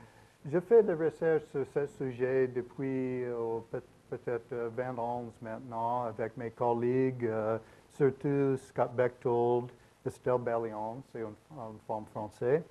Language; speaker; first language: French; non-native, learner; English